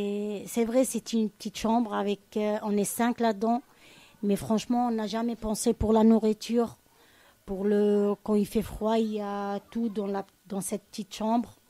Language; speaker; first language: French; non-native, learner; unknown